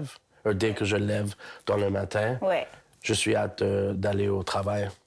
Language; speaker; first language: French; non-native, local second language; English